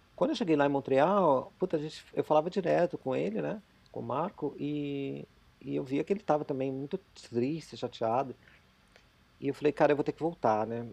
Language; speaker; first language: Portuguese; native; Portuguese